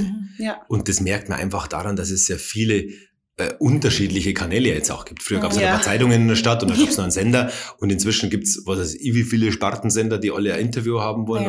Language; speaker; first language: German; native; German